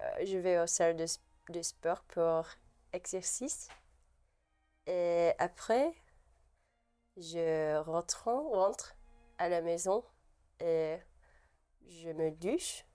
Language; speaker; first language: French; non-native, learner; English